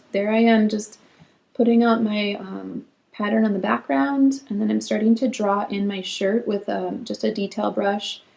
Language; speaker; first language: English; native; English